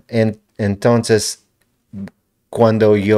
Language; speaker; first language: Spanish; non-native, learner; English